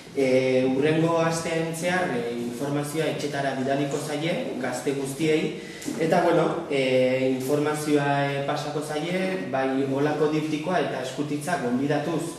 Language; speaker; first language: Basque; native; Basque